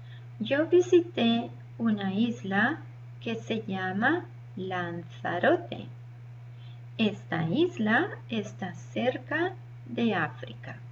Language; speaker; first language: Spanish; non-native, learner; English